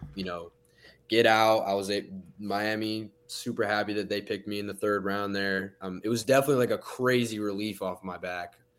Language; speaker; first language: English; native; English